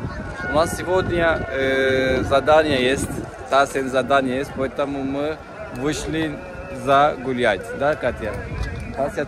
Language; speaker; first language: Russian; non-native, learner; Turkish